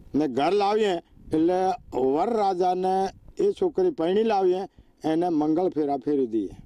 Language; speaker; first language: Gujarati; non-native, local second language; Rathawi